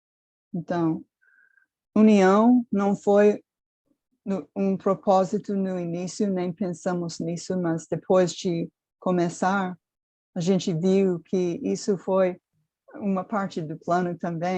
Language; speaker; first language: Portuguese; non-native, fluent; English